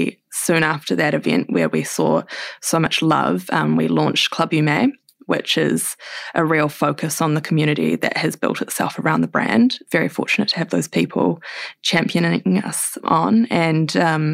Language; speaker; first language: English; native; English